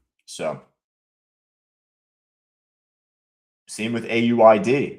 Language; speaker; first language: English; native; English